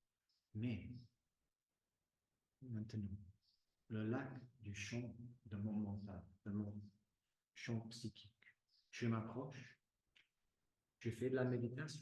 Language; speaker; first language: French; non-native, fluent; English